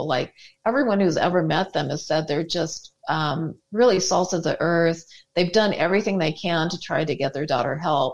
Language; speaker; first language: English; native; English